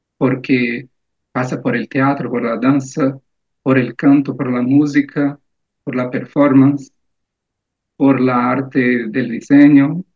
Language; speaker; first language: Spanish; non-native, fluent; Portuguese